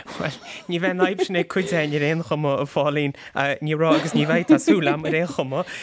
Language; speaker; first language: Irish; native; Irish